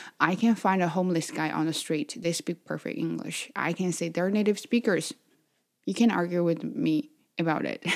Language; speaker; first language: English; non-native, fluent; Chinese